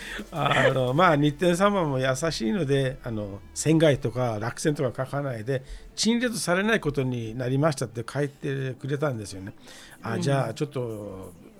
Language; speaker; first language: Japanese; non-native, fluent; Persian